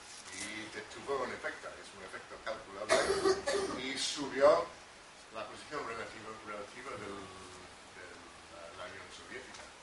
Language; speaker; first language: Spanish; non-native, fluent; English